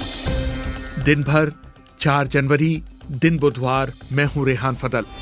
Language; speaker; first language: Hindi; native; Hindi